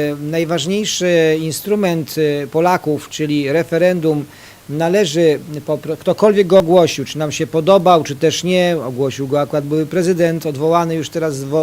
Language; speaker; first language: Polish; native; Polish